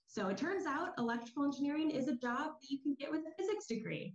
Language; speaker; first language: English; native; English